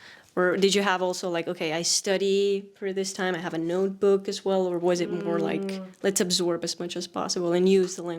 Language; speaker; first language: English; non-native, fluent; Spanish